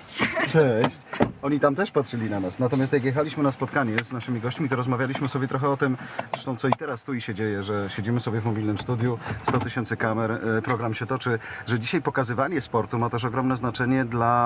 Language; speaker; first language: Polish; native; Polish